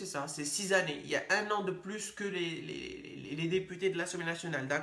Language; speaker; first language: French; native; French